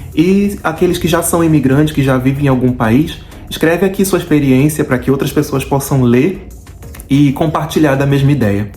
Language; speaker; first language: Portuguese; native; Portuguese